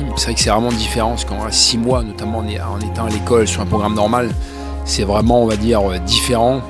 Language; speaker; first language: French; native; French